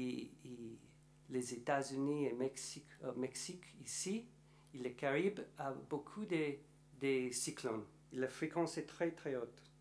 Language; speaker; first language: French; non-native, learner; English